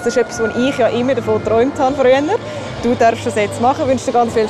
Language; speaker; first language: German; native; German